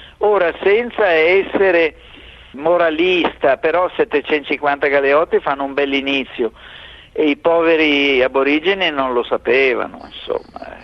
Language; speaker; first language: Italian; native; Italian